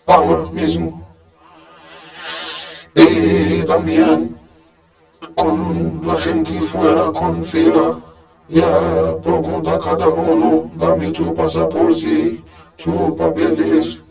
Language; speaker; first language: Spanish; non-native, learner; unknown